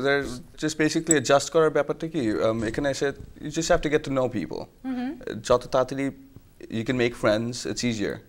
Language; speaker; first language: English; non-native, local second language; Bangla